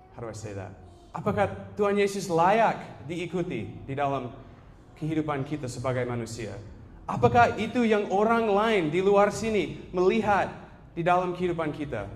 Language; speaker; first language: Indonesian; non-native, fluent; English